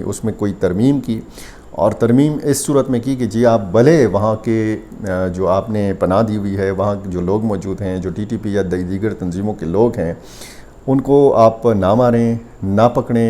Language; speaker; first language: Urdu; native; Urdu